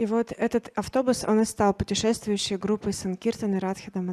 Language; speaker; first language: Russian; native; Russian